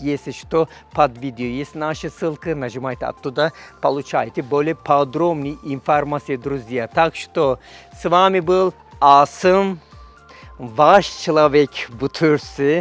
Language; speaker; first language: Russian; non-native, fluent; Turkish